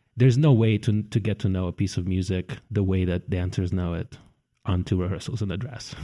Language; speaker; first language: English; early bilingual, other home language; Russian